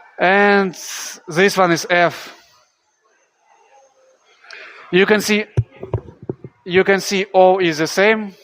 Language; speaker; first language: English; non-native, fluent; Russian